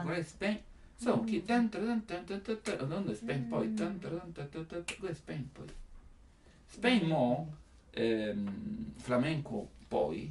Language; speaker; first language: Japanese; non-native, learner; Italian